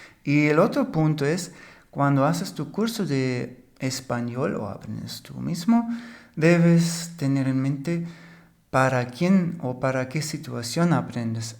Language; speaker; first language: Spanish; non-native, fluent; German